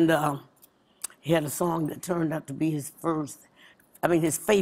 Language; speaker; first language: English; native; English